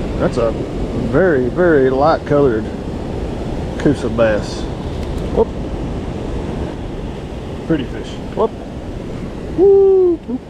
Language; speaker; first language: English; native; English